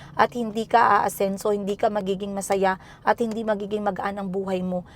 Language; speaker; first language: Filipino; non-native, local second language; Cebuano